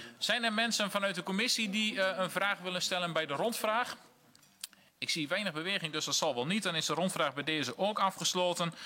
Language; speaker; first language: Dutch; native; Dutch